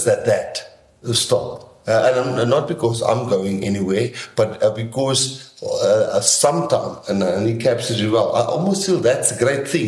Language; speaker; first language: English; non-native, local second language; Afrikaans